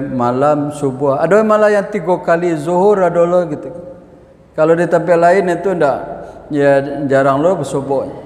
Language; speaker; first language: Malay; non-native, local second language; Minangkabau